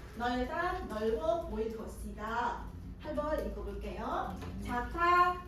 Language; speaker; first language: Korean; non-native, fluent; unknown